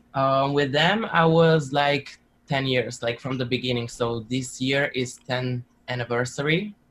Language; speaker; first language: English; non-native, learner; Slovenian